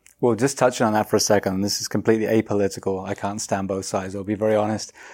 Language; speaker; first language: English; native; English